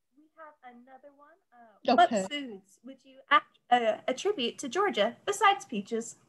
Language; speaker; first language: English; native; English